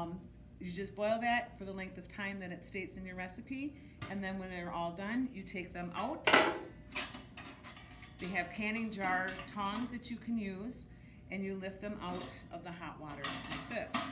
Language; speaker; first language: English; native; English